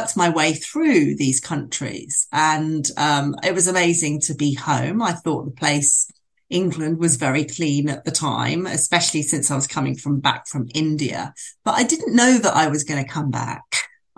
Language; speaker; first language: English; native; English